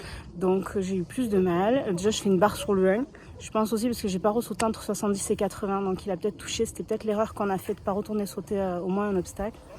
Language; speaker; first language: French; native; French